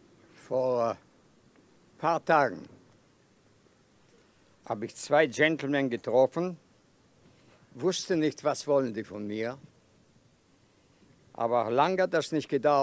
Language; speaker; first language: German; non-native, fluent; Yiddish